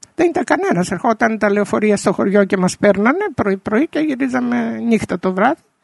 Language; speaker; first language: Greek; native; Greek